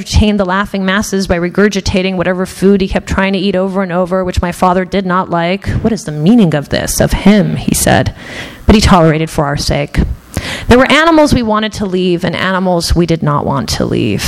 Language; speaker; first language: English; early bilingual, other home language; Persian